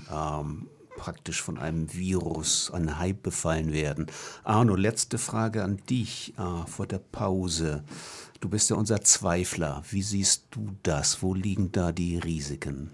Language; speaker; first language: German; native; German